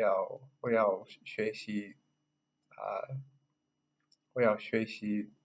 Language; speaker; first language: Chinese; non-native, learner; English